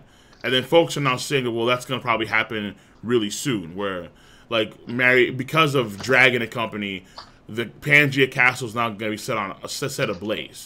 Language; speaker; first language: English; native; English